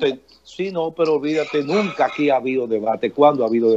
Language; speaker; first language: Spanish; native; Spanish